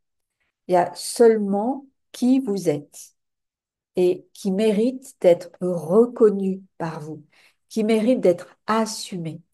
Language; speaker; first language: French; native; French